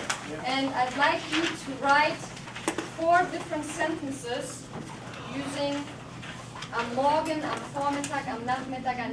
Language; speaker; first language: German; non-native, fluent; English